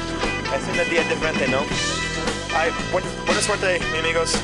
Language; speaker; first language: Spanish; non-native, learner; English